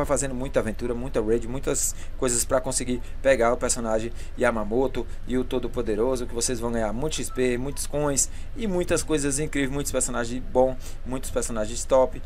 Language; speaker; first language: Portuguese; native; Portuguese